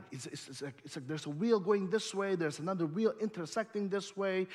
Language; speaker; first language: English; early bilingual, other home language; Indonesian